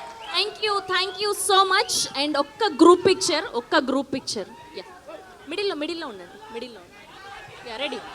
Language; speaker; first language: Telugu; native; Telugu